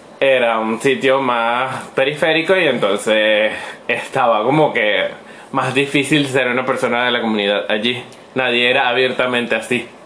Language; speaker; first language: Spanish; native; Spanish